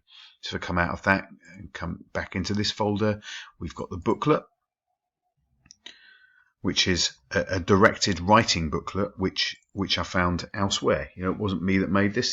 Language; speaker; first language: English; native; English